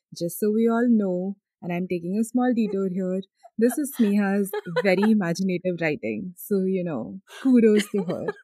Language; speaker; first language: English; non-native, local second language; Hindi